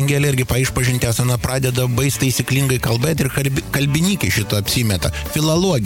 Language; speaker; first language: Lithuanian; native; Lithuanian